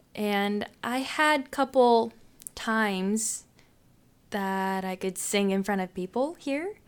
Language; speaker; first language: English; non-native, fluent; Japanese